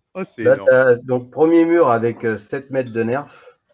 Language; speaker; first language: French; native; French